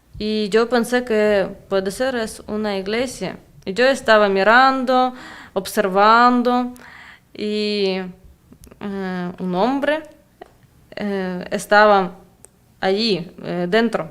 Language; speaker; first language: Spanish; non-native, learner; Russian